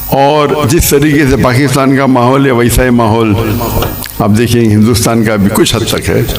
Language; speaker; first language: Urdu; non-native, local second language; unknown